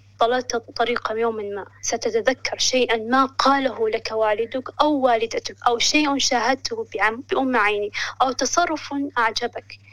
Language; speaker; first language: Arabic; non-native, local second language; Somali